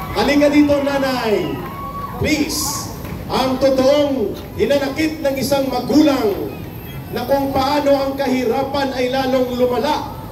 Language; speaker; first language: Filipino; native; Filipino